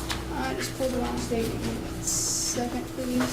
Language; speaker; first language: English; native; English